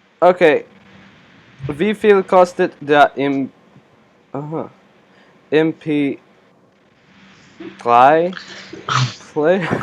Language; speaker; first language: German; non-native, learner; English